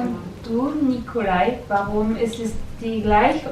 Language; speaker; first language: German; non-native, learner; French